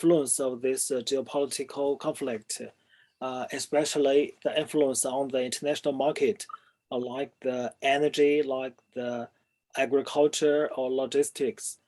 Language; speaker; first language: English; non-native, fluent; Chinese